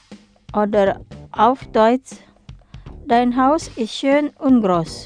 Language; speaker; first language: German; non-native, fluent; Indonesian